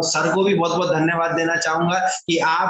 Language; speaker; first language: Hindi; native; Hindi